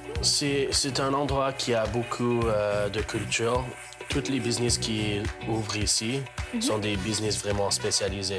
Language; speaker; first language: French; non-native, local second language; English